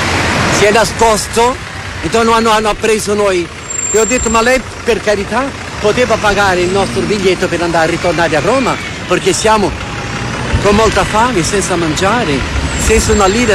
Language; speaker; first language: Italian; non-native, fluent; Portuguese